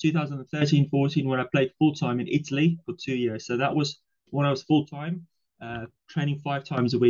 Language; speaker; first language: English; non-native, local second language; Afrikaans